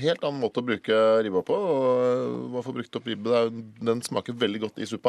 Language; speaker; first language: Norwegian; native; Norwegian